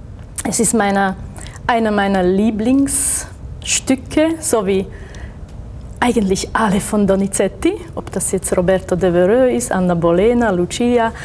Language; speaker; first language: German; non-native, fluent; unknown